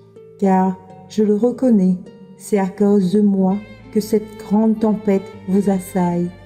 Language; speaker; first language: French; native; French